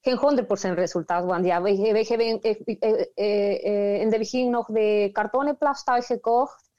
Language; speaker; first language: Dutch; non-native, learner; Spanish